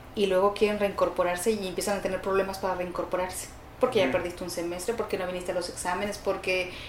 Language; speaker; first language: Spanish; native; Spanish